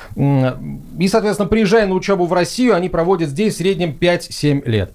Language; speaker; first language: Russian; native; Russian